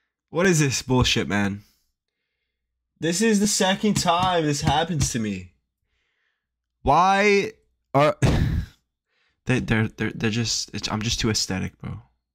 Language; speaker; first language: English; early bilingual, other home language; Turkish